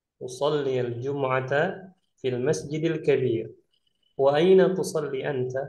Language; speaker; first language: Arabic; non-native, fluent; Indonesian